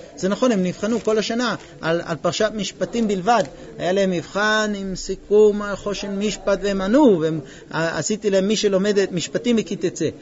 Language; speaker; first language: Hebrew; non-native, fluent; English